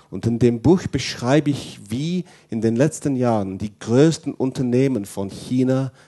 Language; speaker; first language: German; non-native, fluent; English